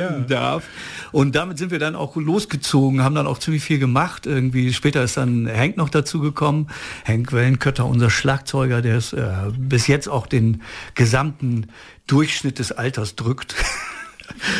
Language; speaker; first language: German; native; German